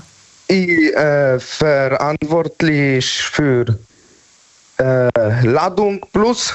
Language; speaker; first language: German; non-native, learner; Polish